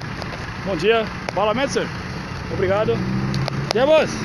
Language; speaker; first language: Portuguese; native; Portuguese